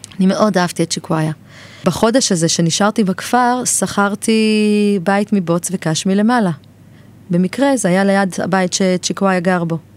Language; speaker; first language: Hebrew; native; Hebrew